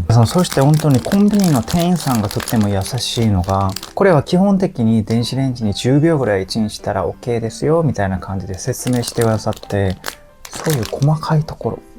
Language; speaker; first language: Japanese; non-native, fluent; Korean